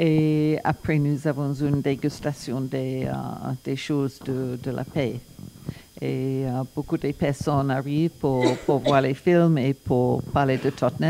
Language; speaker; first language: French; non-native, learner; English